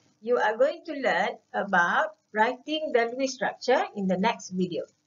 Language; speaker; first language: English; non-native, local second language; Malay